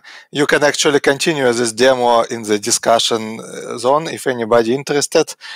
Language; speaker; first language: English; non-native, fluent; Russian